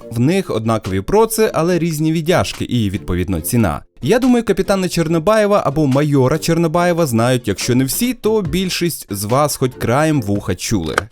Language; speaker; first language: Ukrainian; non-native, local second language; Russian